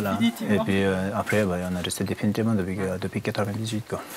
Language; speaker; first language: French; non-native, fluent; Sherpa